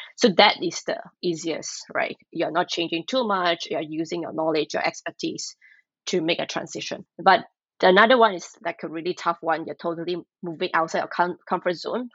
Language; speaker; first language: English; non-native, local second language; Chinese